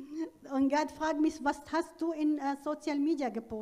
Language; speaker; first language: German; non-native, fluent; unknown